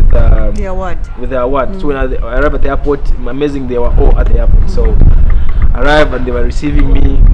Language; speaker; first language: English; non-native, local second language; Bemba